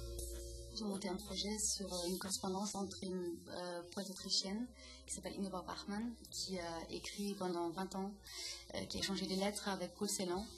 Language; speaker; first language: French; non-native, fluent; German